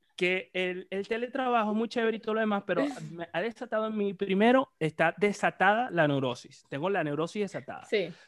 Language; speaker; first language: Spanish; native; Spanish